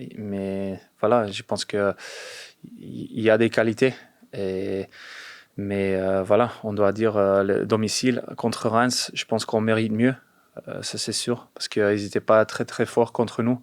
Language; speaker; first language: French; non-native, fluent; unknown